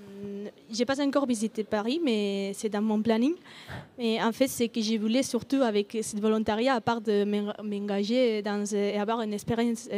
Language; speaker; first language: French; non-native, learner; Spanish